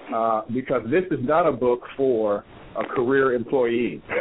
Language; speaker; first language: English; native; English